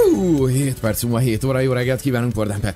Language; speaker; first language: Hungarian; native; Hungarian